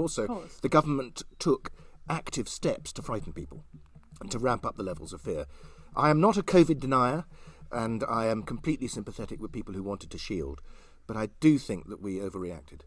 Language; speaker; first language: English; native; English